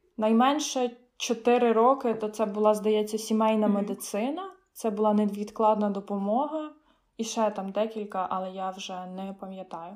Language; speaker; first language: Ukrainian; native; Ukrainian